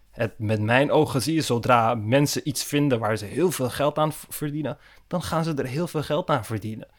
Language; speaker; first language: Dutch; early bilingual, other home language; Turkish